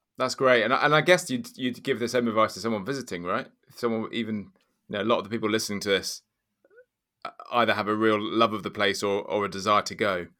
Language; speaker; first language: English; native; English